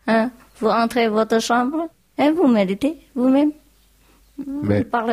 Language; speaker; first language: French; non-native, learner; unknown